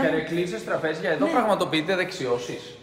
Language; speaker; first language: Greek; native; Greek